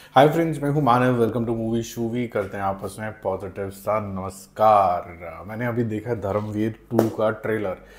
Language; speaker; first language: Hindi; non-native, local second language; Punjabi